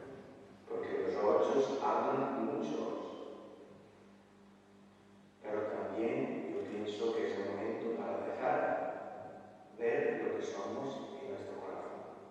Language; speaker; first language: Spanish; non-native, fluent; Italian